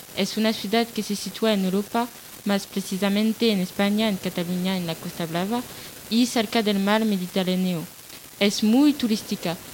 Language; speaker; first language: Spanish; non-native, learner; French